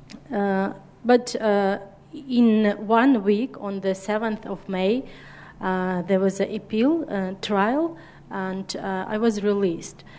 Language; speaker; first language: English; non-native, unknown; Uzbek